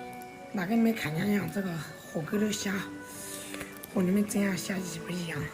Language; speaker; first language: Chinese; native; Chinese